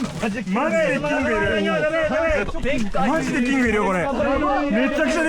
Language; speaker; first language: Japanese; native; Japanese